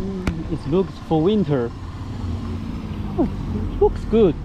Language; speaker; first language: English; non-native, learner; Chinese